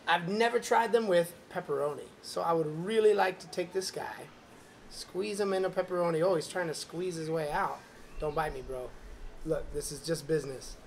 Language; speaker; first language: English; native; English